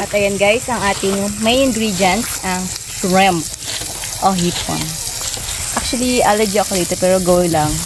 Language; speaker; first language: Filipino; native; Filipino